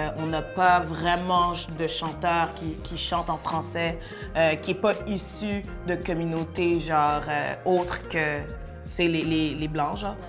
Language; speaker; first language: French; early bilingual, other home language; Bambara